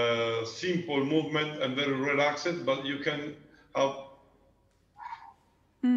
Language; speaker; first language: English; non-native, learner; Italian